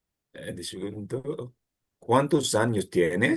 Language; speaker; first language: Spanish; non-native, learner; Filipino